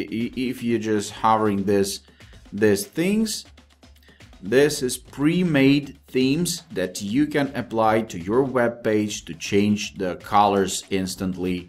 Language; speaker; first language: English; non-native, fluent; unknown